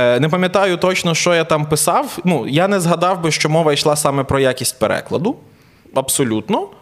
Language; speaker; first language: Ukrainian; native; Ukrainian